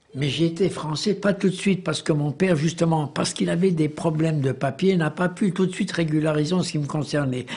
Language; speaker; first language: French; native; French